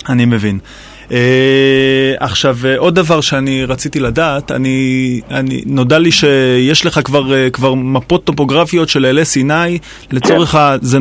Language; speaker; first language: Hebrew; native; Hebrew